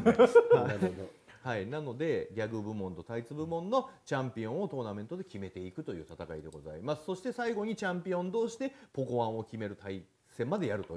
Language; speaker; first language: Japanese; native; Japanese